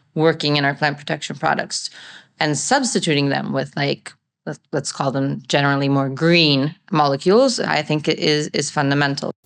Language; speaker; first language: English; non-native, fluent; Italian